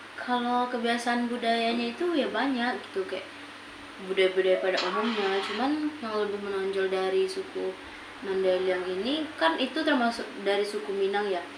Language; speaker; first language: Indonesian; native; Indonesian